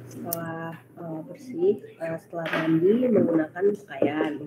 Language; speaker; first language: Indonesian; native; Indonesian